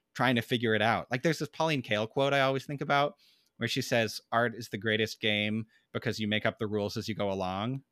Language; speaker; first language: English; native; English